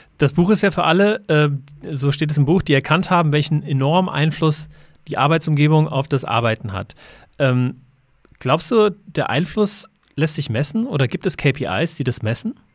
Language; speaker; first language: German; native; German